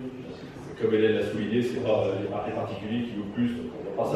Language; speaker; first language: French; native; French